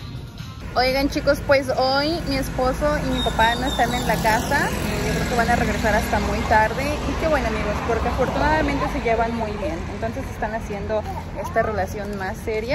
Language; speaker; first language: Spanish; native; Spanish